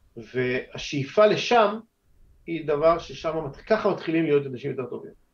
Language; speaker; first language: Hebrew; native; Hebrew